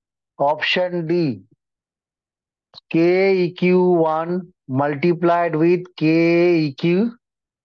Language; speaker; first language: English; non-native, local second language; Hindi